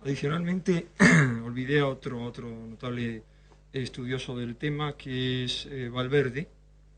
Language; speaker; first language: Spanish; native; Spanish